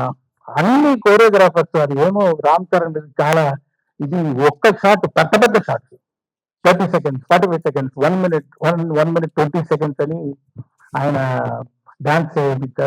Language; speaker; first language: Telugu; non-native, fluent; Tamil